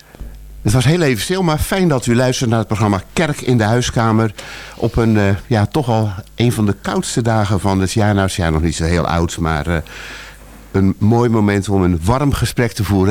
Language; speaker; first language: Dutch; native; Dutch